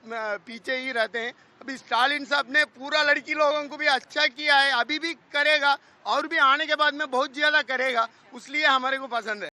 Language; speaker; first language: Hindi; non-native, local second language; Tamil